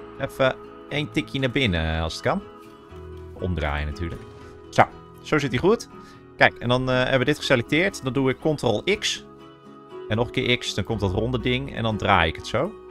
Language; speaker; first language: Dutch; native; Dutch